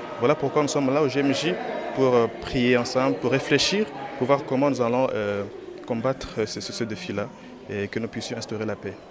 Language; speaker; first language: French; non-native, local second language; Swahili